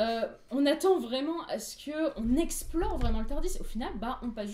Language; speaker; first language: French; native; French